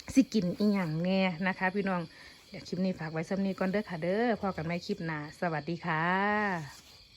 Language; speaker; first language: Thai; native; Thai